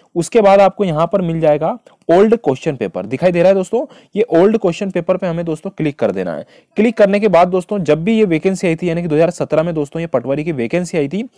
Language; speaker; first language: Hindi; native; Hindi